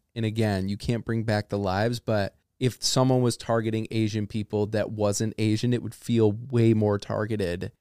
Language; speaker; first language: English; early bilingual, other home language; Italian